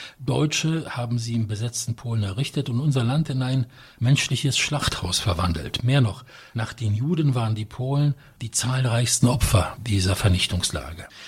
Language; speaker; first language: German; non-native, fluent; Polish